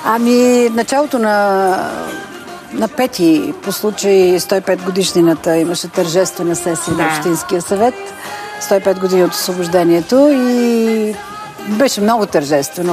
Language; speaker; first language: Bulgarian; native; Bulgarian